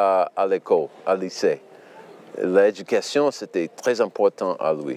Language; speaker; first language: French; non-native, learner; English